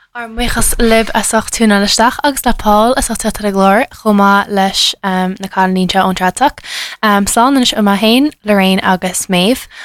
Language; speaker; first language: Irish; non-native, local second language; English